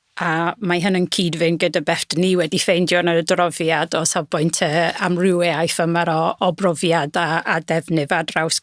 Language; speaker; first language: Welsh; non-native, local second language; English